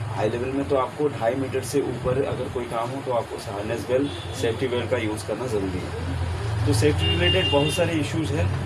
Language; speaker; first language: Hindi; native; Hindi